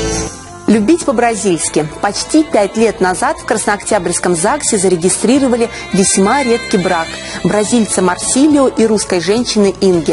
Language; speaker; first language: Russian; native; Russian